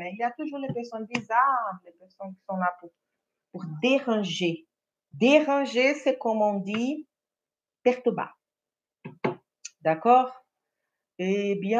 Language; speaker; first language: French; non-native, fluent; Portuguese